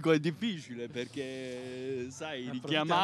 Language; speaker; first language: Italian; native; Italian